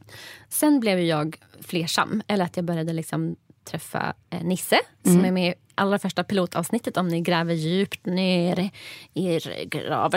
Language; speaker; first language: Swedish; native; Swedish